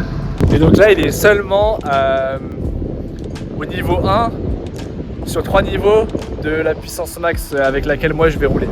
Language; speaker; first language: French; native; French